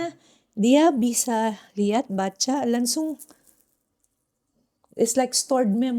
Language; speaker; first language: Indonesian; non-native, fluent; Filipino